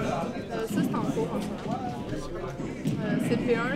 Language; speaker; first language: French; native; French